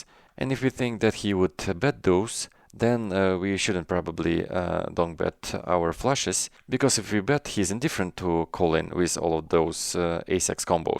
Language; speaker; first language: English; non-native, fluent; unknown